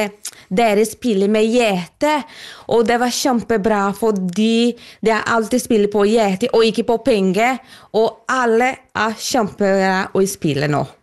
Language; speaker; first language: Norwegian; non-native, learner; Portuguese